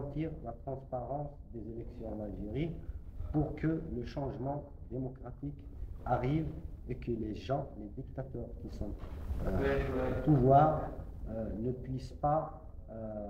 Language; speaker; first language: French; non-native, local second language; Kabyle